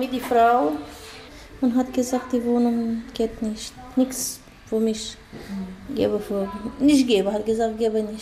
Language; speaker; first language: German; non-native, learner; Romanian